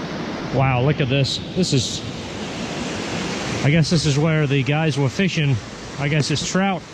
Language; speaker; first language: English; native; English